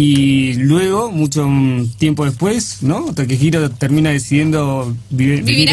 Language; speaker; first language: Spanish; native; Spanish